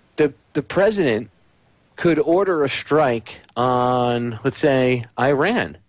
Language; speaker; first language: English; native; English